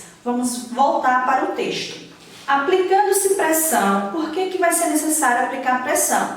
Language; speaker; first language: Portuguese; native; Portuguese